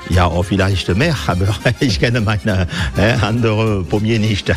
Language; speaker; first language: German; non-native, learner; French